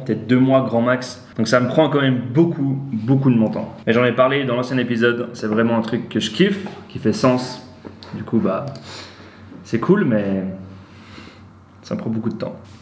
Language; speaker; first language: French; native; French